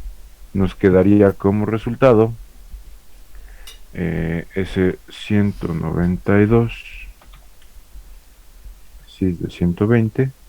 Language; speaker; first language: Spanish; native; Spanish